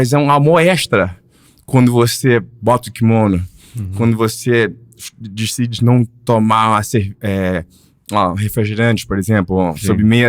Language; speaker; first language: Portuguese; early bilingual, heritage; Portuguese